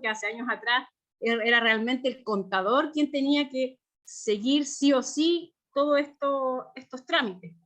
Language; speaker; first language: Spanish; native; Spanish